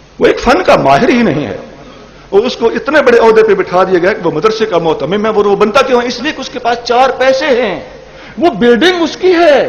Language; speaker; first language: Urdu; non-native, local second language; Punjabi